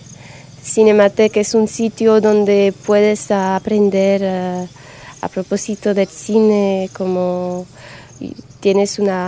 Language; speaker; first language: Spanish; non-native, learner; French